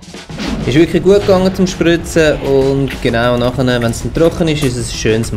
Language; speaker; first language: German; native; German